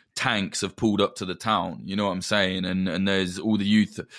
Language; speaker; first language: English; native; English